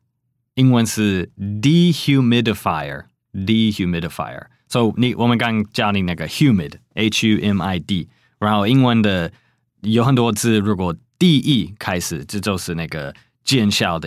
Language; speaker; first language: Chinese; non-native, fluent; English